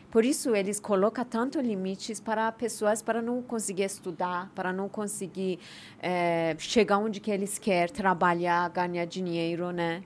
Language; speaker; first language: Portuguese; non-native, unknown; Persian